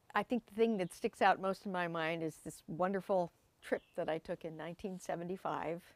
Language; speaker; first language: English; native; English